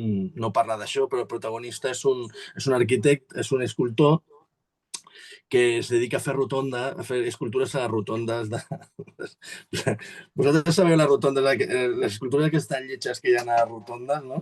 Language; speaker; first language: Catalan; native; Catalan